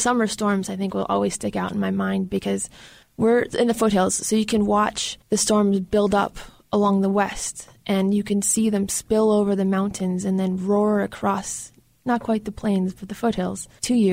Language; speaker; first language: English; native; English